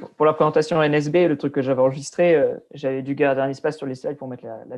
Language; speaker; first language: French; native; French